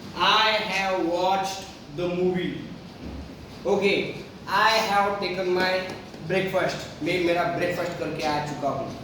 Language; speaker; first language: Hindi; non-native, local second language; Marathi